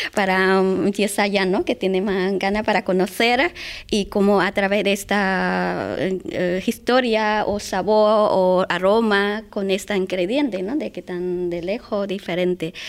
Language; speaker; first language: Spanish; non-native, learner; Khmer